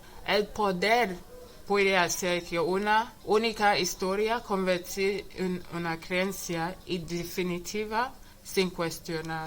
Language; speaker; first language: Spanish; non-native, learner; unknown